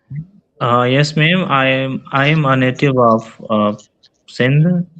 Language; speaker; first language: English; non-native, learner; Sindhi